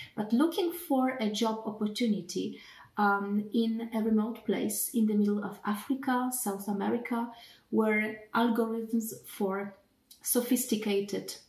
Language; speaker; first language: English; non-native, fluent; Polish